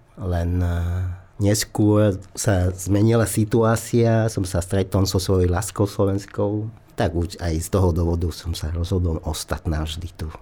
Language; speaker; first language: Slovak; non-native, fluent; Vietnamese